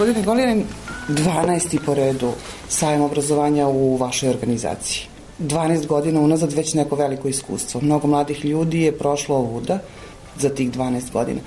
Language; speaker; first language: Serbian; native; Serbian